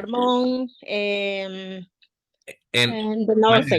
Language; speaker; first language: English; non-native, learner; Spanish